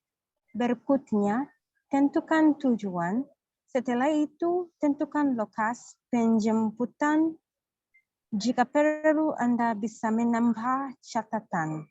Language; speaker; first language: Indonesian; non-native, learner; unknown